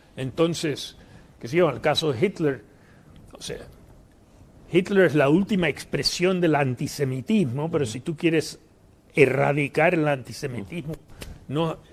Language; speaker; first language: Spanish; early bilingual, heritage; Spanish